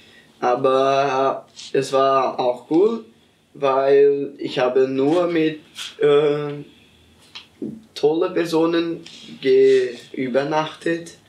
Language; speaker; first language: German; non-native, learner; Portuguese